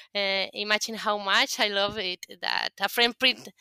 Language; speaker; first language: English; non-native, fluent; Spanish